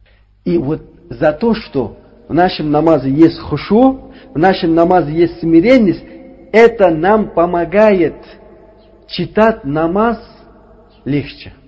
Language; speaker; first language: Russian; non-native, learner; Uzbek